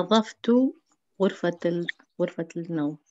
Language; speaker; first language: Arabic; non-native, learner; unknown